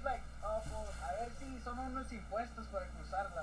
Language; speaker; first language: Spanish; early bilingual, other home language; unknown